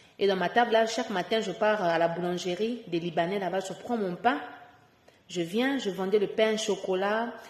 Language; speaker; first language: French; non-native, local second language; Lingala